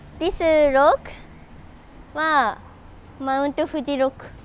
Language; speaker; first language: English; non-native, learner; Japanese